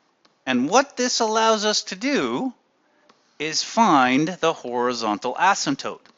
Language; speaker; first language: English; native; English